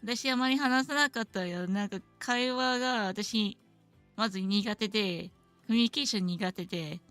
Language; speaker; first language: Japanese; non-native, learner; English